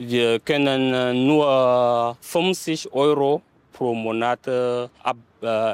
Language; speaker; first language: German; non-native, learner; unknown